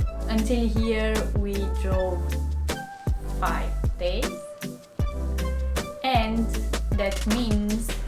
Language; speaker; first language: English; non-native, learner; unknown